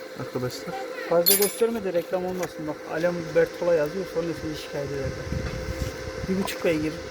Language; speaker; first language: Turkish; native; Turkish